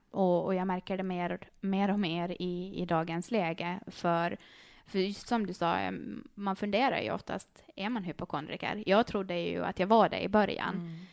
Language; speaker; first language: Swedish; native; Swedish